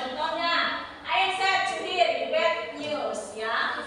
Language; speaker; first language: English; non-native, learner; Indonesian